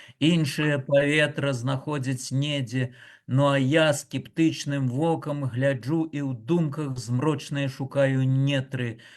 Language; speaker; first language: Belarusian; native; Belarusian